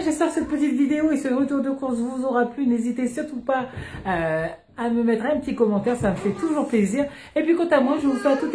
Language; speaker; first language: French; native; French